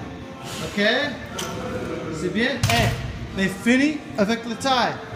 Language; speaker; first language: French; non-native, learner; English